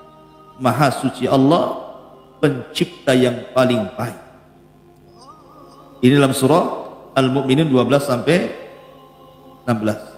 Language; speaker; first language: Indonesian; native; Indonesian